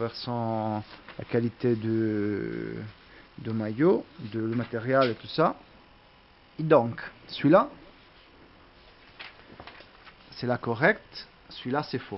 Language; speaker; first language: French; non-native, learner; Italian